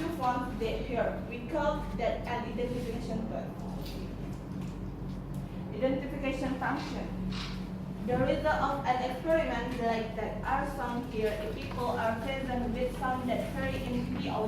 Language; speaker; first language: English; non-native, learner; Indonesian